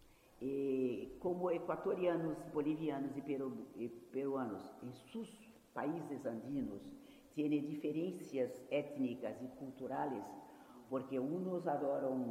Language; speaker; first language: Spanish; non-native, fluent; Portuguese